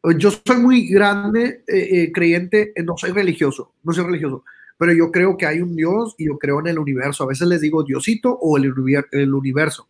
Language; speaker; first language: Spanish; early bilingual, heritage; Spanish